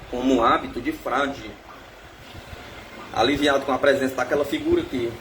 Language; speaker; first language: Portuguese; native; Portuguese